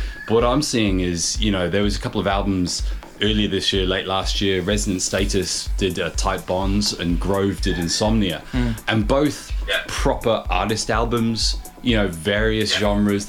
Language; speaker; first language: English; native; English